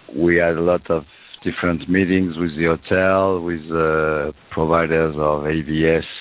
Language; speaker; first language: English; non-native, fluent; French